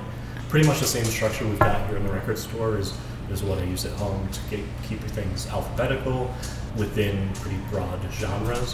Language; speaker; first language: English; native; English